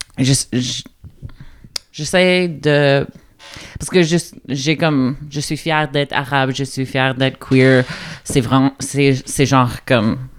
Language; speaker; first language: French; non-native, local second language; English